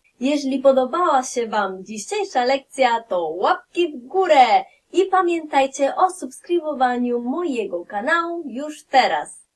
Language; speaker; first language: Polish; non-native, fluent; Spanish